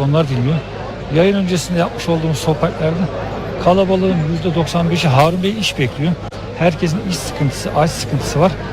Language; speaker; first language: Turkish; native; Turkish